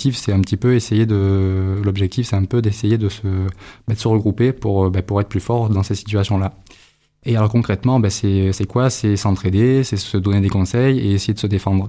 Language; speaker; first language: French; native; French